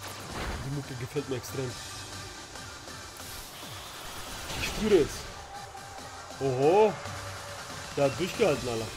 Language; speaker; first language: German; native; German